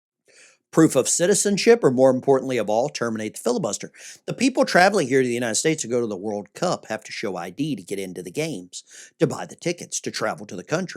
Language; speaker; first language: English; native; English